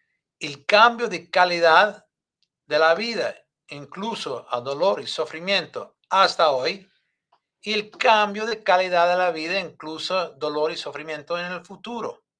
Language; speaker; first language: Spanish; non-native, learner; English